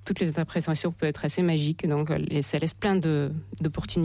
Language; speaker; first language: French; non-native, fluent; Russian